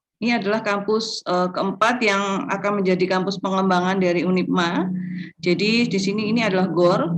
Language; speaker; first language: Indonesian; native; Indonesian